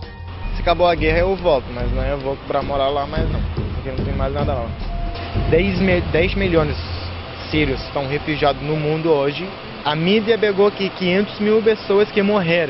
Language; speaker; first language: Portuguese; non-native, fluent; Arabic